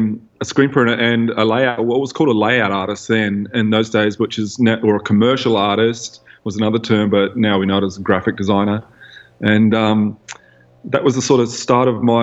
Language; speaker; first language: English; native; English